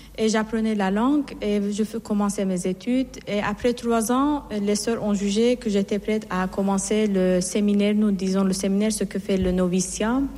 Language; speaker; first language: French; non-native, fluent; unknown